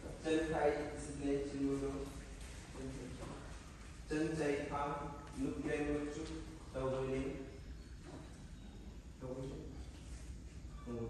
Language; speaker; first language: Vietnamese; non-native, learner; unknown